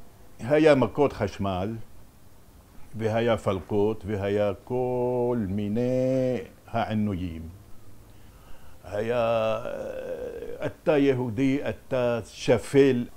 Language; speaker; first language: Hebrew; non-native, fluent; Arabic